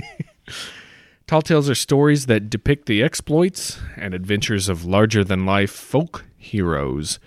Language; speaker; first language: English; native; English